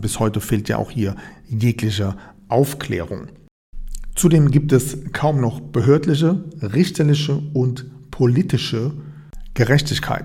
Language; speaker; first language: German; native; German